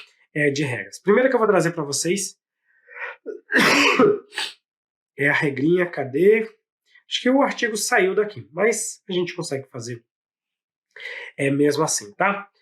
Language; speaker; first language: Portuguese; native; Portuguese